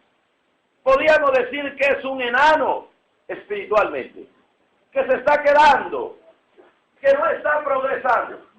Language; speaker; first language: Spanish; native; Spanish